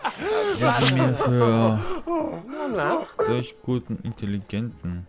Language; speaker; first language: German; non-native, learner; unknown